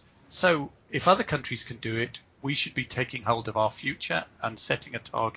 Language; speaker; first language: English; native; English